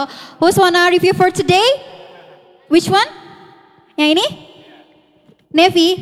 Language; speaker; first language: English; non-native, fluent; Indonesian